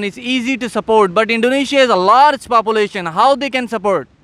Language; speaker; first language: English; non-native, learner; Urdu